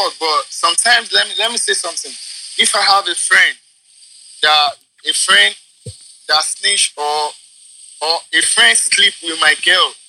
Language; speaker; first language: English; non-native, local second language; Yoruba